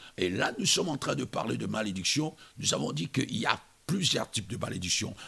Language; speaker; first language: French; non-native, local second language; Lingala